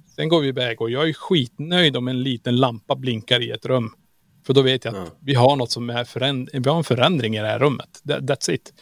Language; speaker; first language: Swedish; native; Swedish